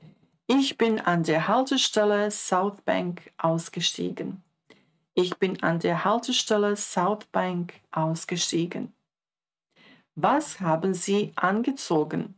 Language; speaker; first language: German; non-native, fluent; Croatian